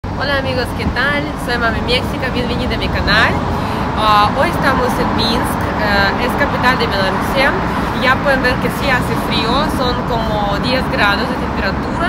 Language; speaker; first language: Spanish; non-native, learner; Russian